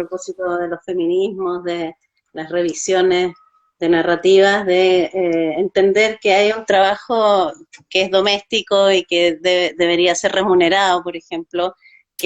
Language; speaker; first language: Spanish; native; Spanish